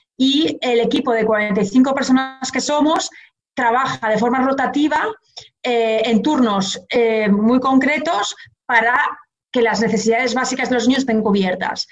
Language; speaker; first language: Spanish; early bilingual, heritage; Portuguese